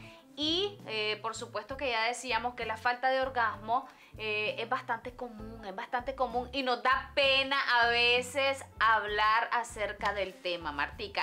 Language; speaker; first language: Spanish; native; Spanish